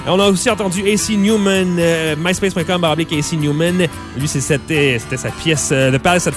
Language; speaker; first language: French; native; French